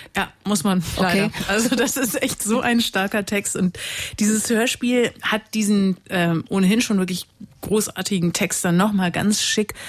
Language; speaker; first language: German; native; German